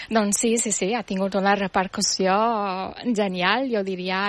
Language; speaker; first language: Catalan; non-native, fluent; Turkish